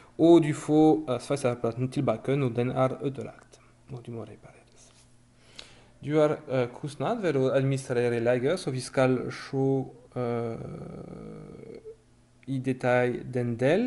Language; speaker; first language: Norwegian; non-native, fluent; French